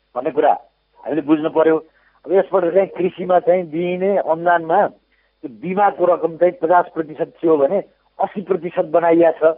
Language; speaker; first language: Nepali; native; Nepali